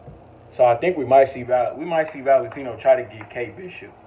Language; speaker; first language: English; native; English